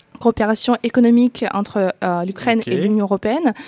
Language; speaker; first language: French; non-native, fluent; Ukrainian